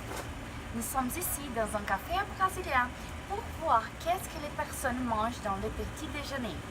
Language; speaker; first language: French; non-native, learner; Portuguese